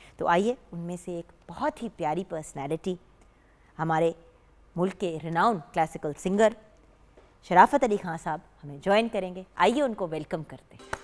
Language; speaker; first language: Urdu; non-native, local second language; Punjabi